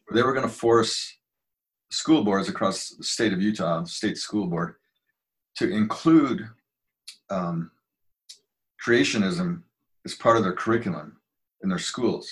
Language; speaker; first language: English; native; English